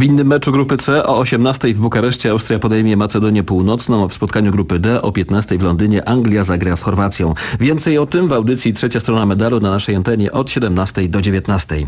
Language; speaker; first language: Polish; native; Polish